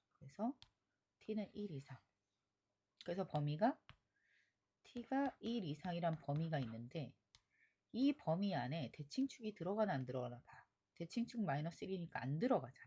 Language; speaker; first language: Korean; native; Korean